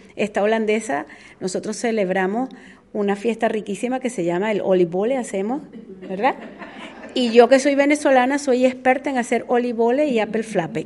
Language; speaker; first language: Spanish; native; Spanish